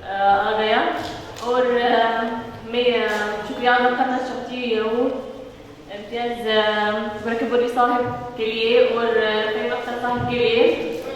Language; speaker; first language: Hindi; non-native, fluent; Arabic